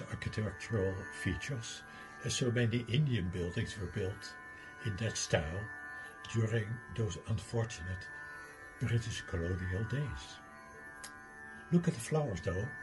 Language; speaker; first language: English; non-native, fluent; Dutch